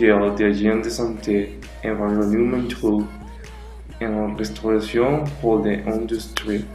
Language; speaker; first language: French; non-native, learner; Spanish